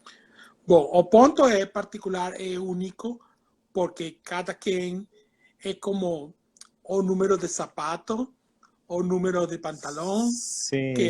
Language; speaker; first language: Portuguese; non-native, fluent; Spanish